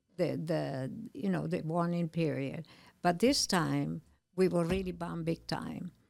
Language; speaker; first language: English; non-native, fluent; Italian